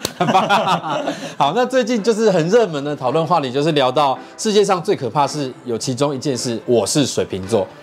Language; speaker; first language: Chinese; native; Chinese